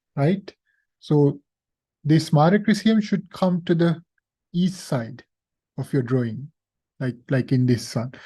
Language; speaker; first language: English; non-native, local second language; Sinhala